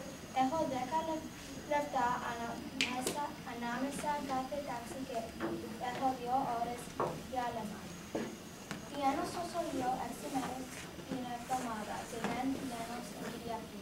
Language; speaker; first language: Greek; early bilingual, heritage; Greek